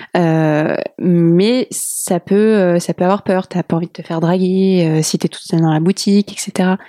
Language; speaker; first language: French; native; French